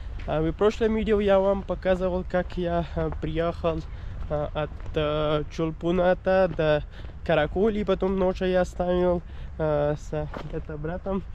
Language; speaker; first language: Russian; non-native, learner; Urdu